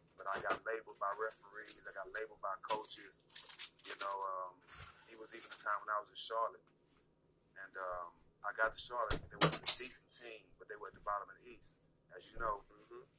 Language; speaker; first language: English; native; English